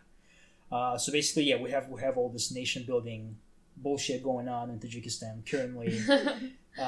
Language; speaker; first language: English; non-native, fluent; Tajik